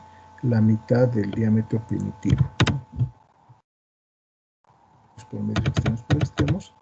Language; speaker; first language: Spanish; native; Spanish